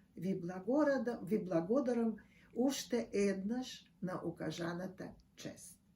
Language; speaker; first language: Macedonian; non-native, fluent; Russian